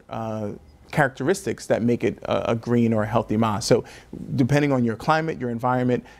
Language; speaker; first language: English; native; English